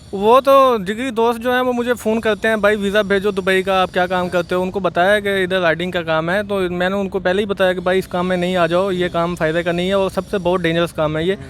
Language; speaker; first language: Urdu; non-native, local second language; Saraiki